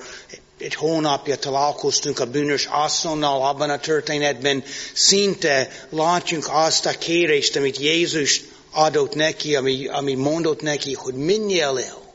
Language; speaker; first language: Hungarian; non-native, fluent; English